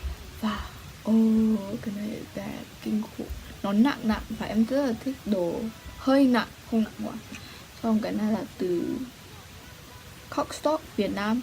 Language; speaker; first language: Vietnamese; early bilingual, heritage; Vietnamese